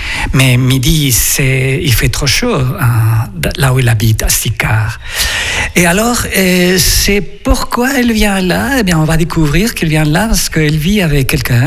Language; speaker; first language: French; non-native, fluent; Spanish